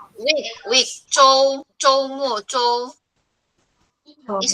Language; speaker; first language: Chinese; non-native, fluent; Filipino